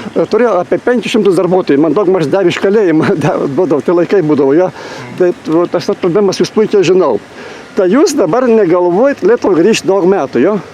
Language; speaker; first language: Lithuanian; native; Lithuanian